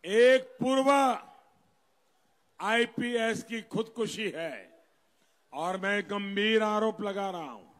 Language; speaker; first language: Hindi; non-native, local second language; Gujarati